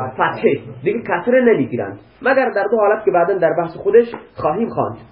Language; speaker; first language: Persian; non-native, local second language; Baluchi